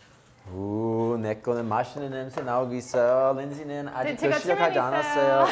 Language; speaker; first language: Korean; non-native, fluent; English